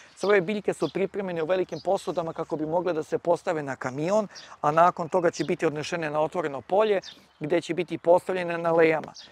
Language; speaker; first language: Croatian; native; Croatian